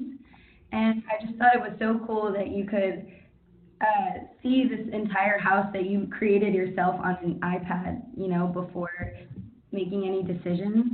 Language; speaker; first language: English; native; English